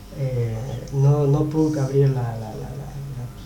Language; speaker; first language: Catalan; non-native, learner; Spanish